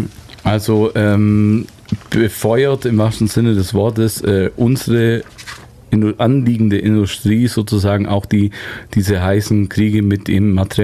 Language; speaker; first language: German; native; German